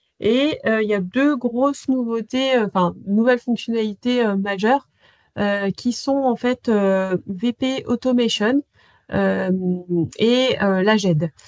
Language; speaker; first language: French; native; French